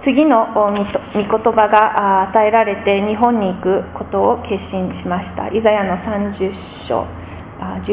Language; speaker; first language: Japanese; non-native, fluent; English